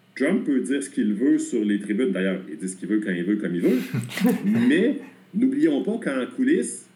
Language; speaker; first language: French; native; French